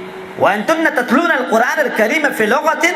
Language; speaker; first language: Arabic; non-native, fluent; Urdu